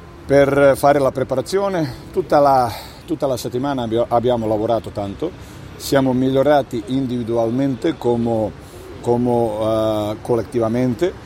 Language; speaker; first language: Italian; non-native, fluent; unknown